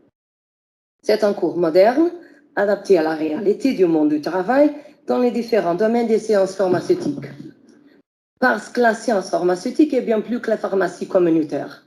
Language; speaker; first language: French; non-native, fluent; Portuguese